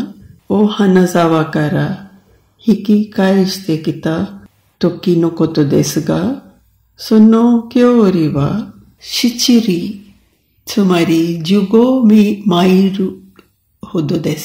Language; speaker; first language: Japanese; non-native, fluent; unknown